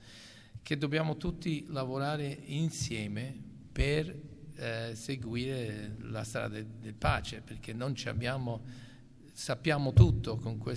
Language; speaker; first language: Italian; non-native, local second language; English